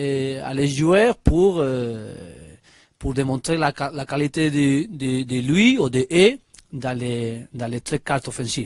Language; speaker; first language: French; non-native, learner; Spanish